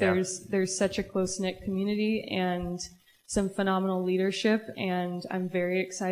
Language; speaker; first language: English; native; English